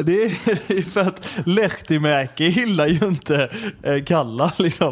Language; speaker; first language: Swedish; native; Swedish